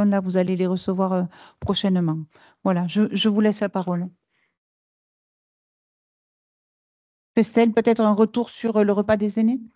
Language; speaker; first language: French; native; French